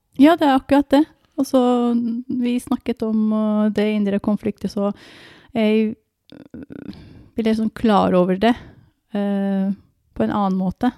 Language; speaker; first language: Norwegian; non-native, fluent; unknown